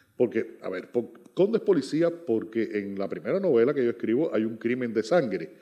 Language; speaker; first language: Spanish; native; Spanish